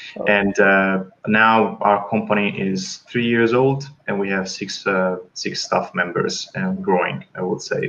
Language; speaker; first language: English; non-native, fluent; Italian